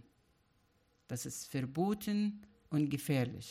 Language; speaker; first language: German; non-native, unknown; Arabic